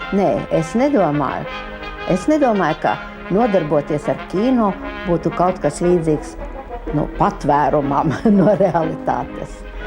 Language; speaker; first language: Latvian; non-native, local second language; German